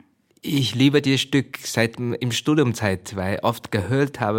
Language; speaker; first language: German; non-native, fluent; Chinese